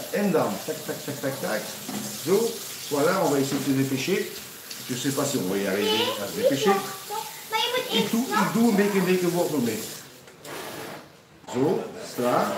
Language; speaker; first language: French; native; French